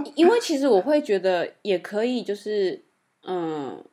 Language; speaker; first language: Chinese; native; Chinese